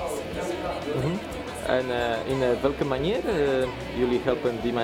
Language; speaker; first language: Dutch; non-native, learner; Polish